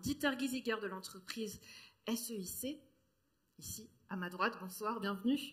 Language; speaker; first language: French; native; French